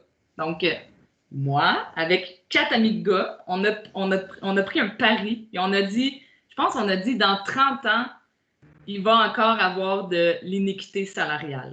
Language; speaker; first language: French; native; French